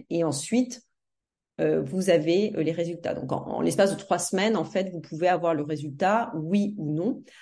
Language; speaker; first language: French; native; French